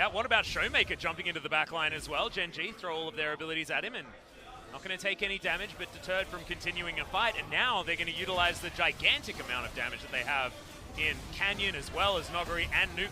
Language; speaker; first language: English; native; English